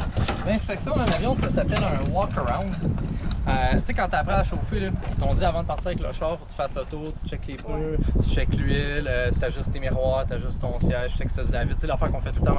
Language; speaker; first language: French; native; French